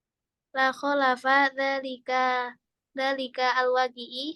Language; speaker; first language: Arabic; non-native, learner; Indonesian